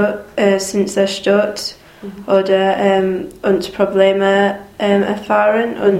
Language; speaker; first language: German; non-native, learner; English